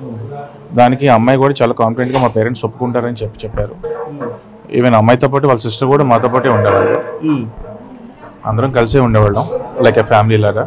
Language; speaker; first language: Telugu; native; Telugu